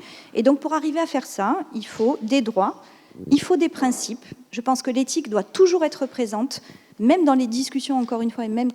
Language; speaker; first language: French; native; French